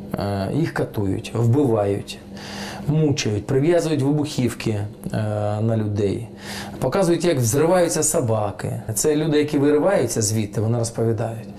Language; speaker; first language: Ukrainian; non-native, local second language; Russian